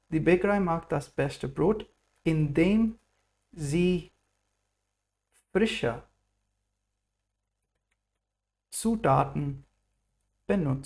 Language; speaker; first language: German; non-native, fluent; English